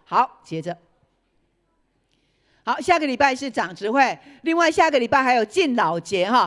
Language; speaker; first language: Chinese; native; Chinese